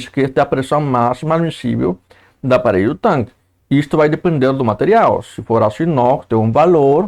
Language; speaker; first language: Portuguese; native; Portuguese